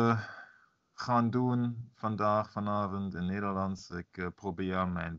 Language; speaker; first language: Dutch; non-native, learner; German